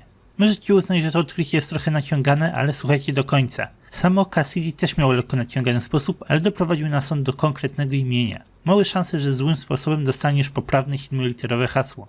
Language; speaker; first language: Polish; native; Polish